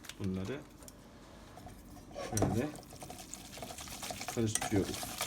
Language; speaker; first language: Turkish; non-native, fluent; Korean